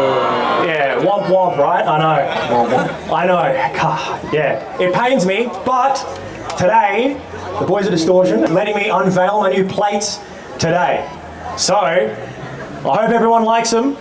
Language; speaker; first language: English; native; English